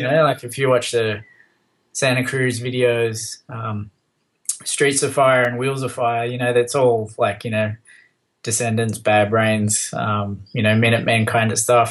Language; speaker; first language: English; native; English